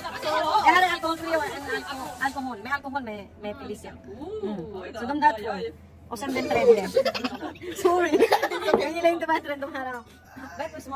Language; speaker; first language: Swedish; non-native, learner; Filipino